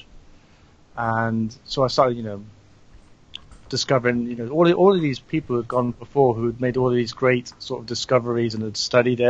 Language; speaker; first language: English; native; English